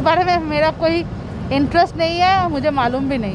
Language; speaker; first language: Hindi; non-native, local second language; Bangla